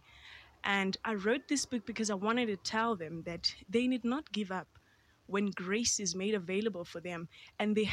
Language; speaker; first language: English; non-native, local second language; Xhosa